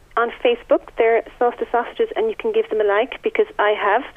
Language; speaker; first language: English; native; English